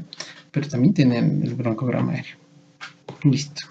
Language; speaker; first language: Spanish; native; Spanish